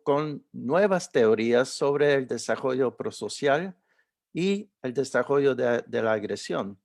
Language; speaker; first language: Spanish; early bilingual, heritage; Spanish